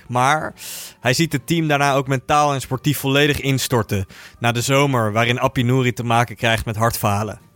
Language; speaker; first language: Dutch; native; Dutch